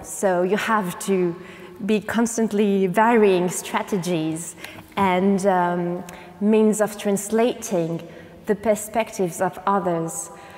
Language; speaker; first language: English; non-native, fluent; French